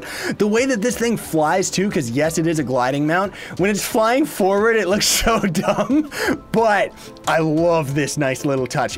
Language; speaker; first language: English; native; English